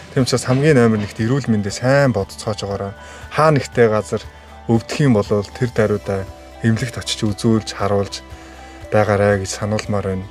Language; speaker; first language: Mongolian; native; Mongolian